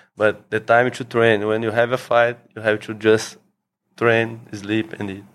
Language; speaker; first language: English; non-native, learner; Portuguese